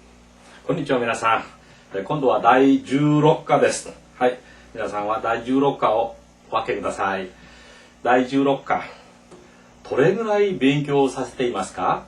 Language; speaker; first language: Japanese; non-native, fluent; Korean